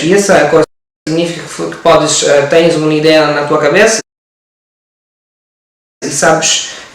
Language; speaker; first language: Portuguese; non-native, learner; Italian